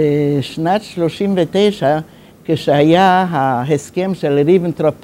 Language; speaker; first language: Hebrew; non-native, fluent; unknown